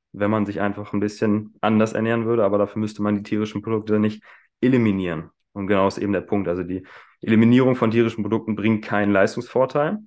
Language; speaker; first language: German; native; German